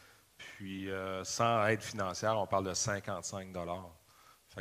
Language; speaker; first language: French; native; French